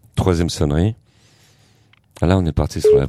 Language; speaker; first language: French; native; French